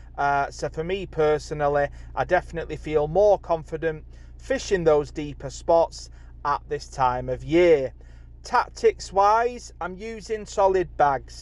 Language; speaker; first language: English; native; English